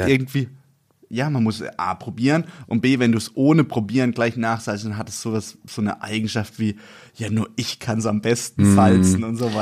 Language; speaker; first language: German; native; German